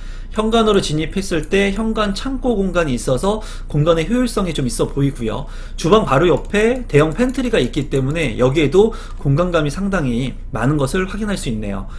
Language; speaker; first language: Korean; native; Korean